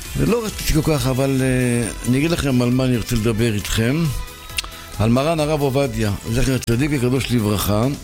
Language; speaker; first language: Hebrew; native; Hebrew